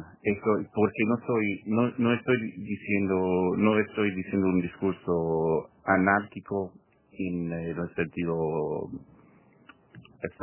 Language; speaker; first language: Spanish; non-native, fluent; English